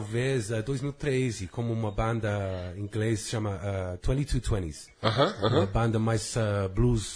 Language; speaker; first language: Portuguese; non-native, fluent; English